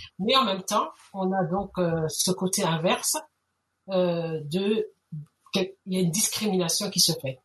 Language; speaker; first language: French; native; French